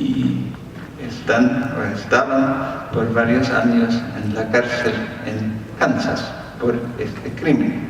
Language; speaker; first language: Spanish; non-native, fluent; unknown